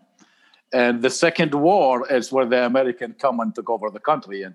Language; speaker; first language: English; non-native, fluent; Arabic